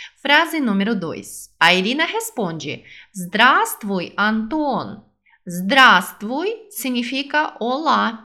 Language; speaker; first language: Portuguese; non-native, fluent; Russian